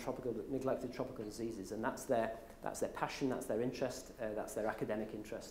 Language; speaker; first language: English; native; English